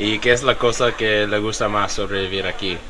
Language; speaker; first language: Spanish; non-native, learner; English